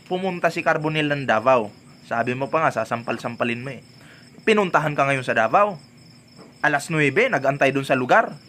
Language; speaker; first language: Filipino; non-native, local second language; Cebuano